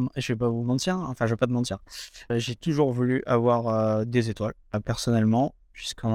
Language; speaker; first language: French; native; French